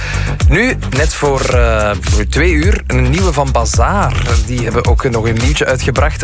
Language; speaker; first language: Dutch; native; Dutch